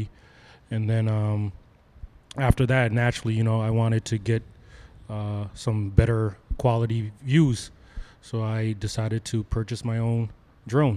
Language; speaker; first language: English; native; English